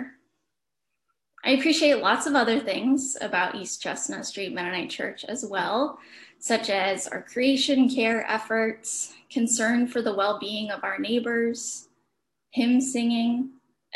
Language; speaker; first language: English; native; English